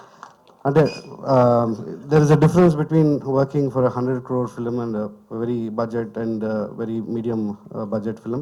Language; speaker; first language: Telugu; native; Telugu